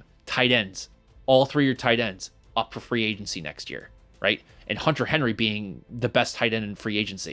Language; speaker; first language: English; native; English